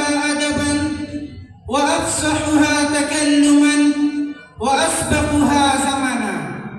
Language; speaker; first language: Arabic; non-native, learner; Urdu